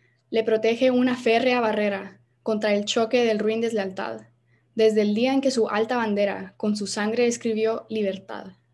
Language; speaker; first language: Spanish; native; Spanish